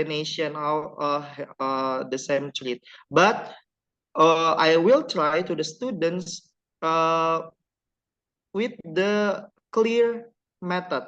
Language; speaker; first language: English; non-native, learner; Indonesian